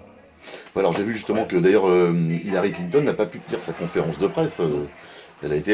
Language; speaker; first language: French; native; French